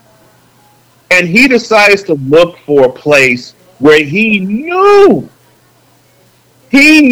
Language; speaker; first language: English; native; English